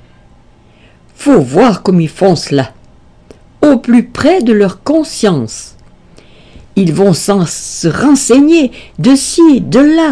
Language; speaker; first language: French; native; French